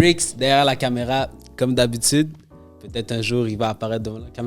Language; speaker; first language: French; native; French